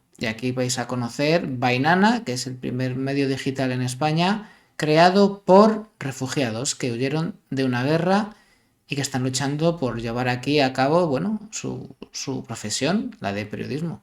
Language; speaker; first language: Spanish; native; Spanish